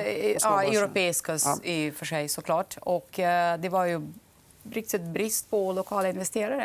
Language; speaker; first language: Swedish; non-native, fluent; Russian